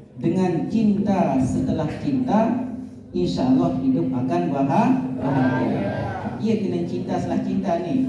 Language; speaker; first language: Malay; non-native, local second language; Sasak